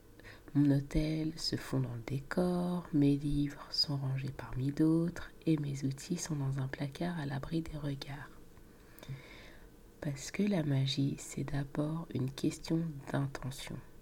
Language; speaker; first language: French; native; French